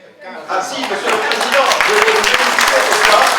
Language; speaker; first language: French; native; French